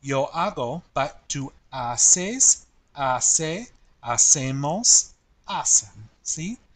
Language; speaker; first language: Spanish; non-native, learner; English